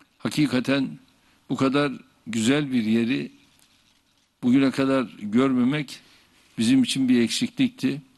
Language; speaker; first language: Turkish; native; Turkish